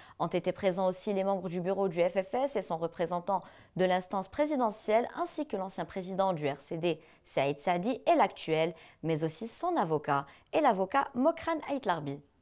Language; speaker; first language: French; non-native, local second language; Arabic